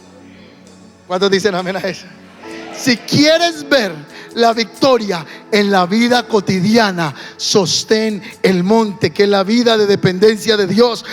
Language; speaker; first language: Spanish; native; Spanish